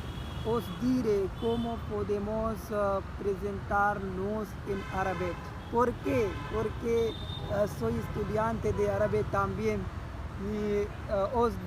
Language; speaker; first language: Spanish; non-native, learner; Urdu